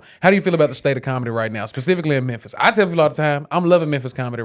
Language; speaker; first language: English; native; English